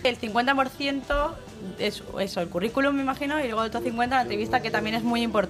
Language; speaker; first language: Spanish; native; Spanish